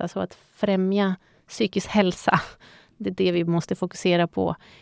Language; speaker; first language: Swedish; non-native, fluent; Spanish